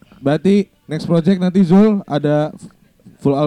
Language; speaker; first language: Indonesian; native; Indonesian